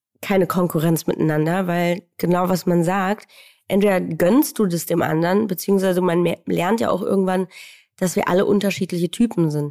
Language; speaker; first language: German; native; German